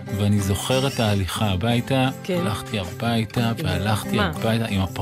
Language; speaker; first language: Hebrew; native; Hebrew